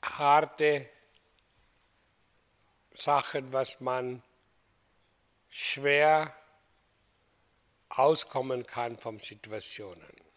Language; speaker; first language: German; non-native, fluent; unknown